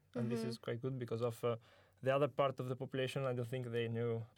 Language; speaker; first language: English; non-native, learner; Italian